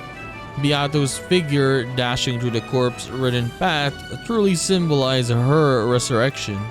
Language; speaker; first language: English; native; English